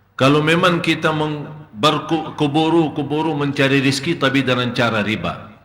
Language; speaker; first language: Indonesian; non-native, fluent; Arabic